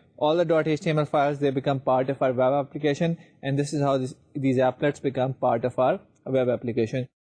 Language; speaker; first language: English; non-native, local second language; Urdu